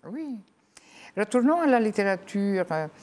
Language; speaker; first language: French; non-native, fluent; Albanian